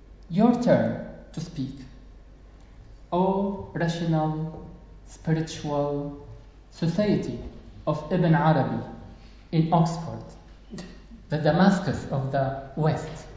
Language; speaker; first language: English; non-native, fluent; Arabic